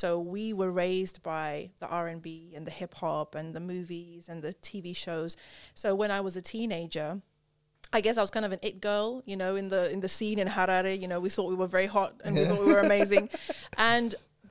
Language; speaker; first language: English; native; English